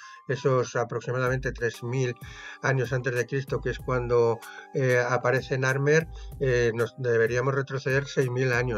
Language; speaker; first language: Spanish; native; Spanish